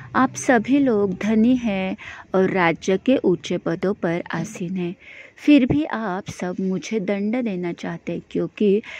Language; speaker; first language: Hindi; non-native, local second language; Marathi